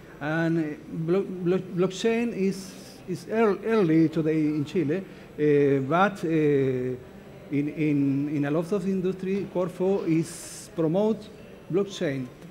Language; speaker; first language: English; non-native, learner; Spanish